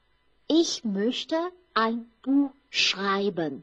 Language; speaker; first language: German; non-native, fluent; Chinese